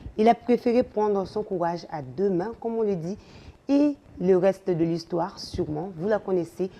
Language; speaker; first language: French; non-native, local second language; Bambara